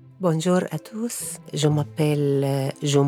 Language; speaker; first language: French; non-native, learner; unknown